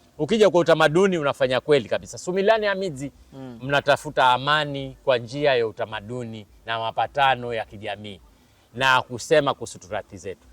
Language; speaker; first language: Swahili; native; Swahili